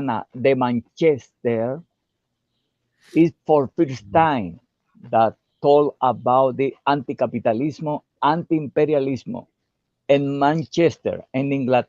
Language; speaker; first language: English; non-native, learner; Spanish